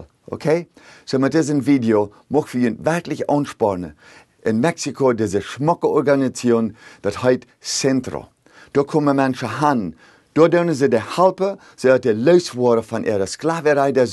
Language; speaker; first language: German; early bilingual, heritage; Plautdietsch